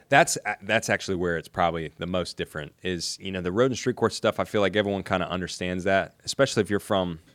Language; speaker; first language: English; native; English